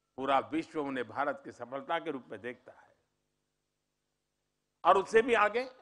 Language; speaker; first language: Hindi; native; Hindi